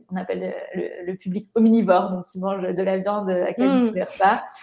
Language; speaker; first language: French; native; French